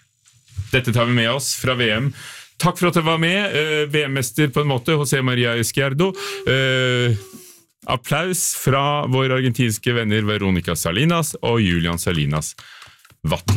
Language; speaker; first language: Norwegian; native; Norwegian